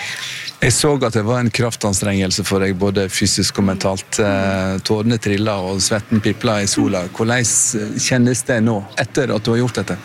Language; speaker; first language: Norwegian; native; Norwegian